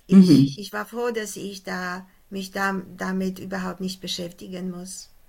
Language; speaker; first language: German; non-native, fluent; Polish